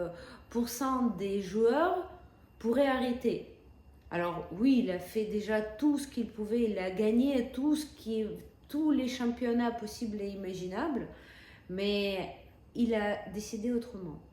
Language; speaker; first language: French; non-native, fluent; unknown